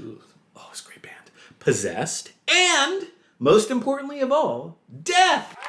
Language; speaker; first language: English; native; English